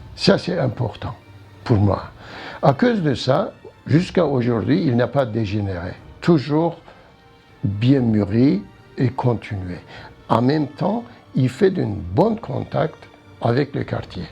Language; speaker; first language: French; non-native, learner; Turkish